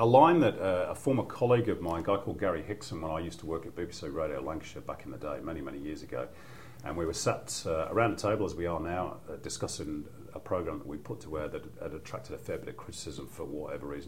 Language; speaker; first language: English; native; English